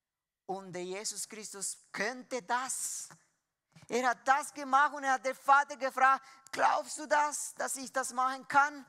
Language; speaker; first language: German; non-native, fluent; Spanish